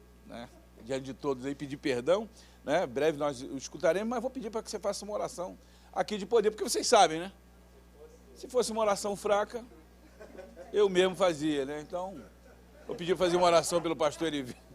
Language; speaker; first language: Portuguese; native; Portuguese